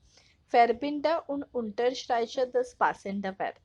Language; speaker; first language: German; non-native, fluent; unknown